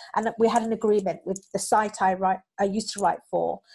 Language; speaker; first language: English; native; English